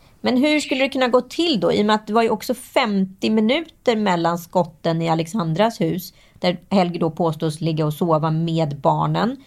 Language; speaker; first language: Swedish; native; Swedish